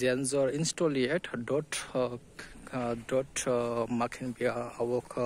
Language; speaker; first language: German; non-native, learner; Bangla